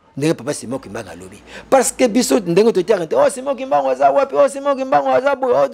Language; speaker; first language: Lingala; non-native, local second language; Kongo